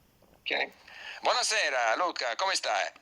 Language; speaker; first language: Italian; non-native, learner; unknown